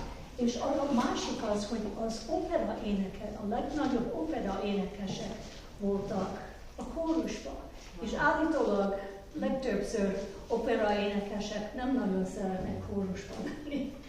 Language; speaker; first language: Hungarian; early bilingual, heritage; Hungarian